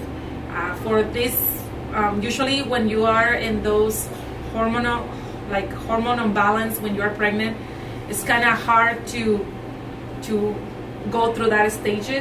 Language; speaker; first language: English; non-native, fluent; Spanish